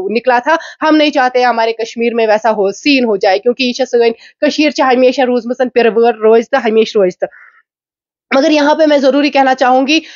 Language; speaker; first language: Hindi; non-native, local second language; Kashmiri